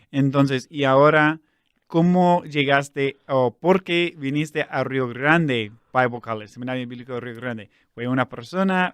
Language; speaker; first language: Spanish; non-native, fluent; English